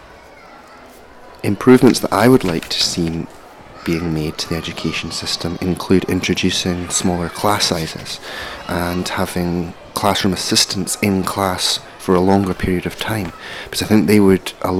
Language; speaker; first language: English; native; English